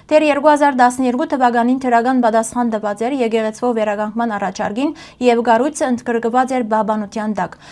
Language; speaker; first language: Armenian; early bilingual, heritage; Armenian